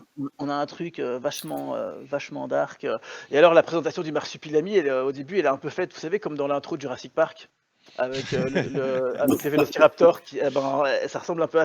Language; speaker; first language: French; native; French